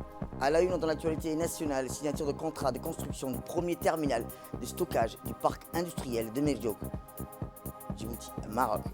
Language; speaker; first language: French; native; French